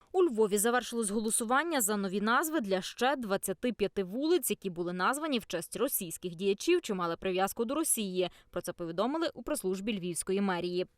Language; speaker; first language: Ukrainian; native; Ukrainian